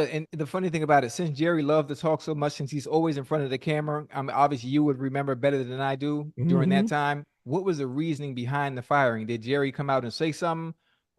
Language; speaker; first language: English; native; English